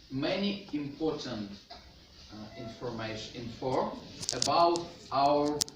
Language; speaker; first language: English; non-native, learner; Russian